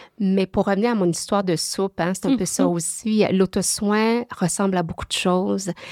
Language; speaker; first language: French; early bilingual, other home language; Vietnamese